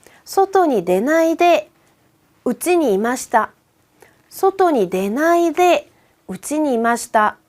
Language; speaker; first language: Japanese; non-native, fluent; Korean